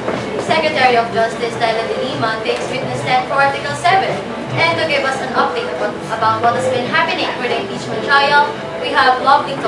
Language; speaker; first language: English; non-native, local second language; Filipino